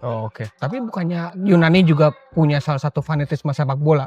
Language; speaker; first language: Indonesian; native; Indonesian